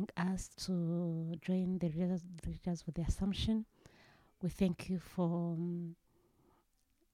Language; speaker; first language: English; non-native, local second language; Kinyarwanda